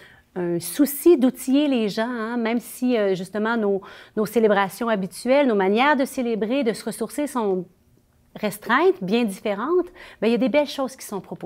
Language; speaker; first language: French; native; French